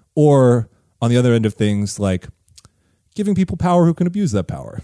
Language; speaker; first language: English; native; English